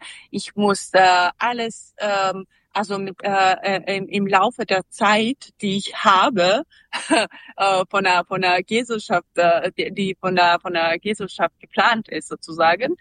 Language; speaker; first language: German; non-native, fluent; Serbian